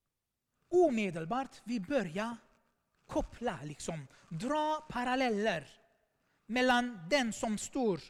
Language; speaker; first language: Swedish; non-native, fluent; Armenian